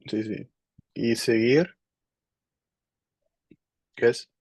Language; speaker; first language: Spanish; non-native, learner; Dutch